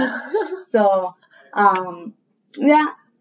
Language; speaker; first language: English; non-native, fluent; Spanish